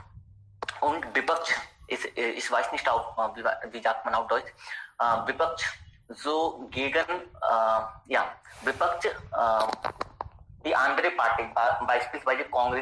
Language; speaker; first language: German; non-native, learner; Hindi